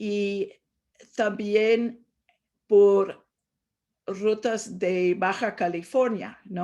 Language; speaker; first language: Spanish; non-native, fluent; English